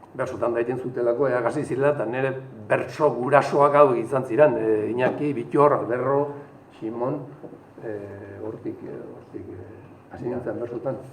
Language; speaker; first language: Basque; native; Basque